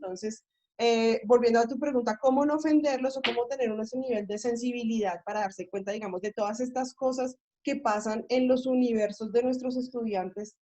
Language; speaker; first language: Spanish; native; Spanish